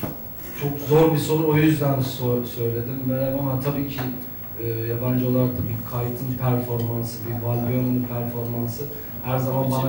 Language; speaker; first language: Turkish; native; Turkish